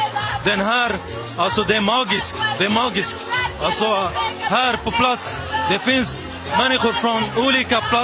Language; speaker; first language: Swedish; non-native, learner; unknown